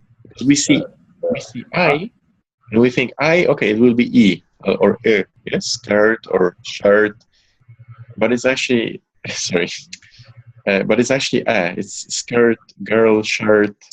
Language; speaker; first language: English; non-native, fluent; Polish